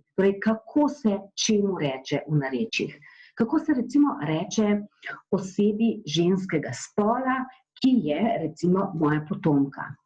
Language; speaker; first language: Slovenian; native; Slovenian